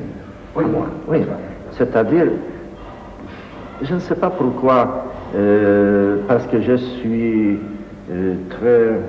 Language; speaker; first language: French; non-native, fluent; Polish